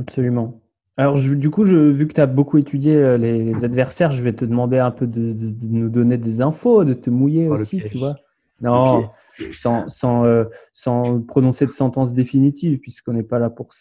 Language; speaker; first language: French; native; French